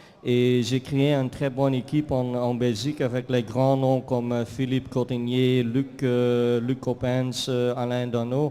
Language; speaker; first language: French; non-native, fluent; Dutch